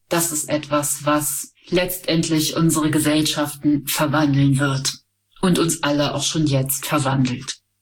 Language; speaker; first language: German; native; German